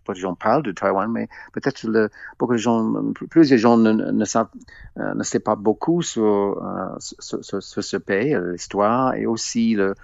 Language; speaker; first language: French; non-native, fluent; English